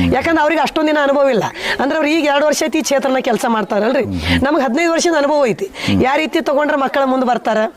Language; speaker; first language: Kannada; native; Kannada